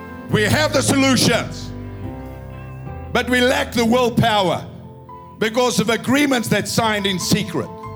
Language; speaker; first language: English; non-native, local second language; Afrikaans